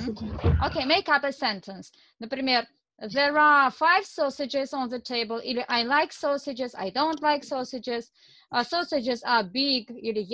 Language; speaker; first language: English; non-native, fluent; Russian